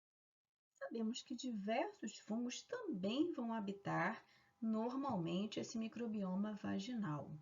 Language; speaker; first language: Portuguese; native; Portuguese